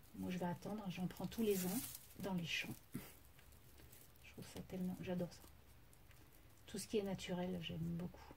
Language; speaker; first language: French; native; French